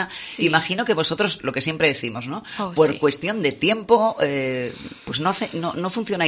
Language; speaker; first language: Spanish; native; Spanish